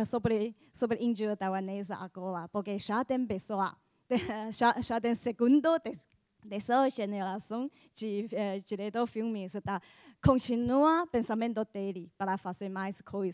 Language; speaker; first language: Portuguese; non-native, learner; Chinese